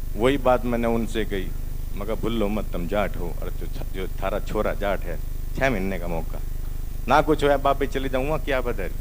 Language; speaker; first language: Hindi; native; Hindi